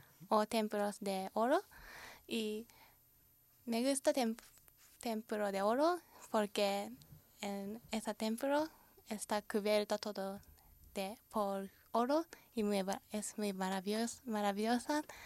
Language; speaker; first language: Spanish; non-native, learner; Japanese